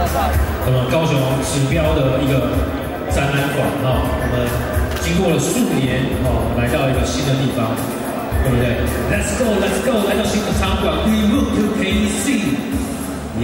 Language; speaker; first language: Chinese; native; Chinese